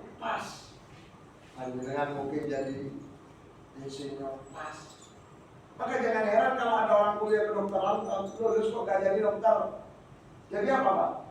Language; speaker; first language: Indonesian; non-native, local second language; Javanese